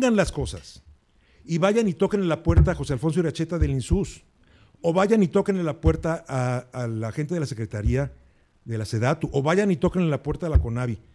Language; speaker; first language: Spanish; native; Spanish